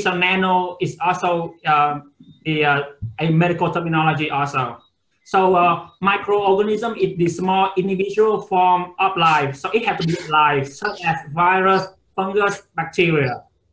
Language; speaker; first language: English; non-native, fluent; Vietnamese